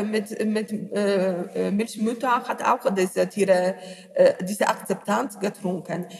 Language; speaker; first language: German; non-native, learner; Polish